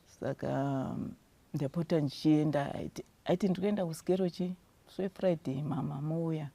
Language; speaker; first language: Shona; non-native, local second language; North Ndebele